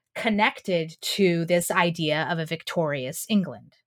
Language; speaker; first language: English; native; English